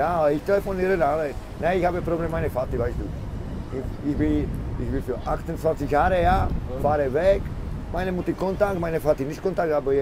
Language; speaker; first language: German; non-native, learner; Czech